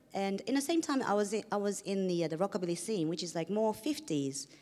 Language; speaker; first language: English; non-native, fluent; Japanese